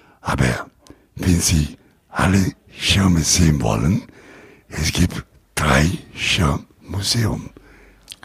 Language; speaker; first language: German; non-native, fluent; Italian